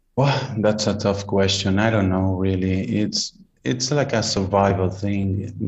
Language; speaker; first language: English; non-native, fluent; Spanish